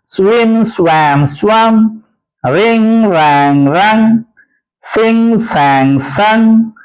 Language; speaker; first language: English; non-native, local second language; Malayalam